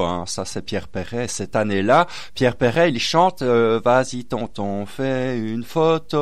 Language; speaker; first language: French; native; French